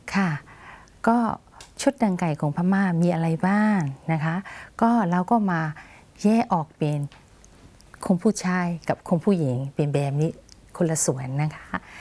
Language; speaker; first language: Thai; non-native, fluent; Burmese